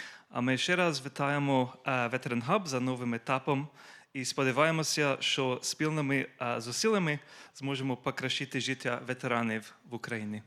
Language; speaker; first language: Ukrainian; non-native, learner; English